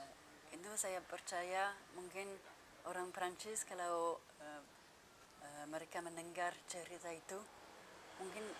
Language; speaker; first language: Indonesian; non-native, fluent; French